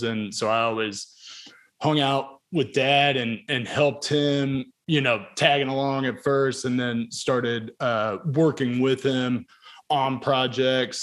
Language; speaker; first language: English; native; English